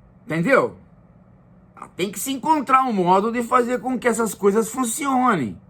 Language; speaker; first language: Portuguese; native; Portuguese